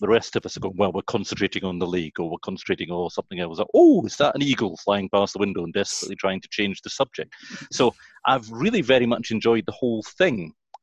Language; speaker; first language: English; native; English